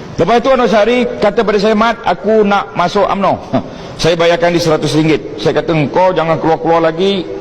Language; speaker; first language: Malay; native; Malay